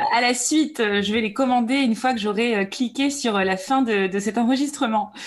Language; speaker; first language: French; native; French